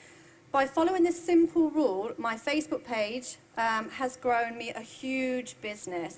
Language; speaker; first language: English; native; English